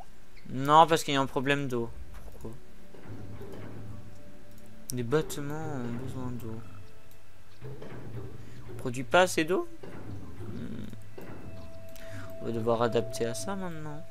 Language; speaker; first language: French; native; French